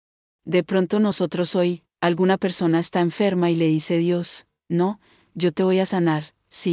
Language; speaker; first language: Spanish; native; Spanish